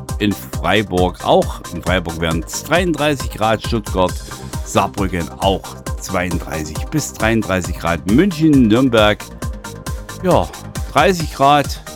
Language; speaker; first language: German; native; German